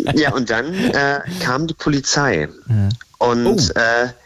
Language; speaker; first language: German; native; German